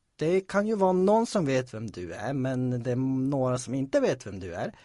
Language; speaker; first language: Swedish; native; Swedish